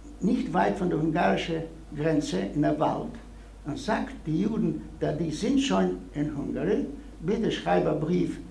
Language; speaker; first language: German; non-native, learner; Polish